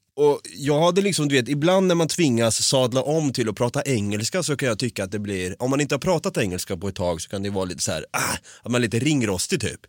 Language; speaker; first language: Swedish; native; Swedish